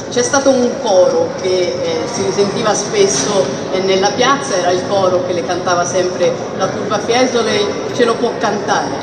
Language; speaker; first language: Italian; native; Italian